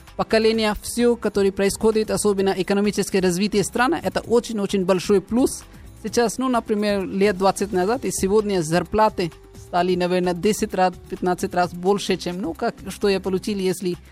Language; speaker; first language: Russian; non-native, learner; Hindi